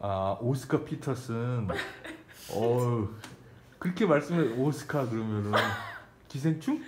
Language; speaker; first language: Korean; native; Korean